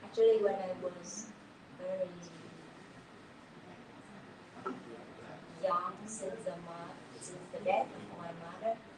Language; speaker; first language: English; non-native, learner; Vietnamese